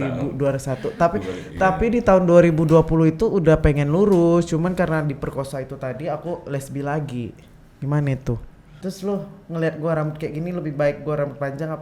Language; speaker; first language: Indonesian; native; Indonesian